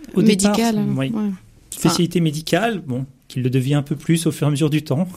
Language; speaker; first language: French; native; French